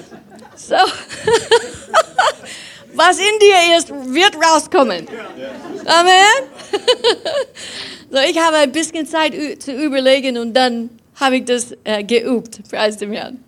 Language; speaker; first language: German; non-native, fluent; English